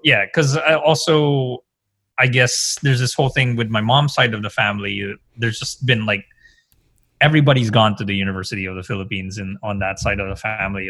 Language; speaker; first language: English; non-native, local second language; Filipino